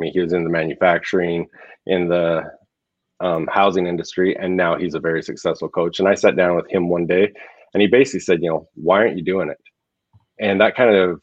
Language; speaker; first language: English; native; English